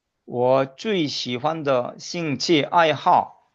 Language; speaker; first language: Chinese; non-native, fluent; Korean